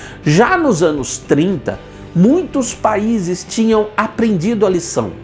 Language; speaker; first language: Portuguese; native; Portuguese